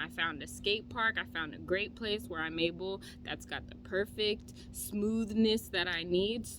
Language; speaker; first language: English; native; English